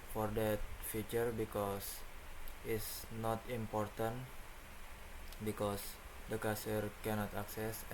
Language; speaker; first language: English; non-native, learner; Indonesian